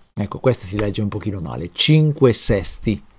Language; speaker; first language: Italian; native; Italian